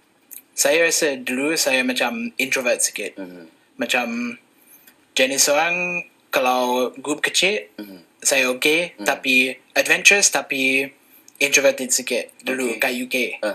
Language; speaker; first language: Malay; non-native, fluent; English